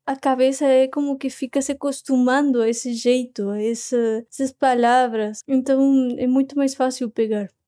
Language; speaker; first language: Portuguese; non-native, fluent; Spanish